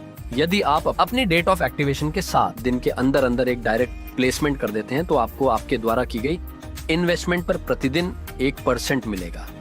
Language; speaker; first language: Hindi; native; Hindi